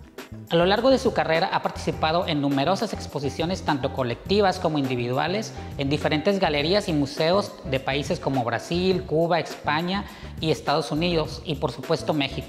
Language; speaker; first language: Spanish; native; Spanish